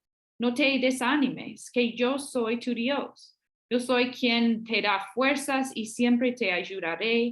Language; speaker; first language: Spanish; non-native, fluent; English